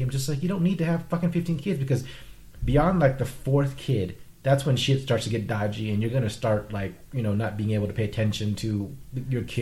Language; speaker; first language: English; non-native, fluent; Vietnamese